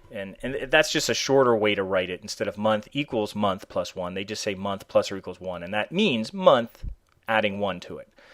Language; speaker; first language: English; native; English